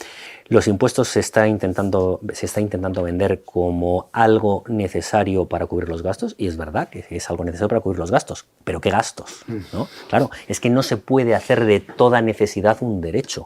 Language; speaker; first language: Spanish; native; Spanish